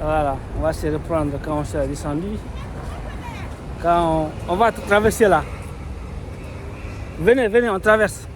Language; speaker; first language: French; native; French